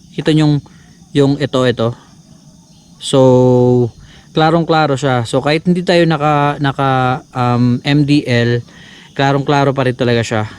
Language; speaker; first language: Filipino; non-native, local second language; Cebuano